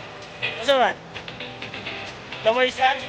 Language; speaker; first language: Filipino; non-native, local second language; Cebuano